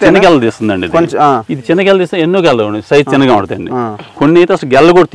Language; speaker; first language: Telugu; native; Telugu